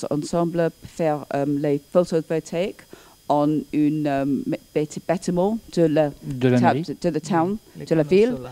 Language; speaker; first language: French; non-native, learner; English